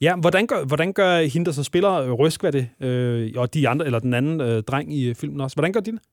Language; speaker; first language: Danish; native; Danish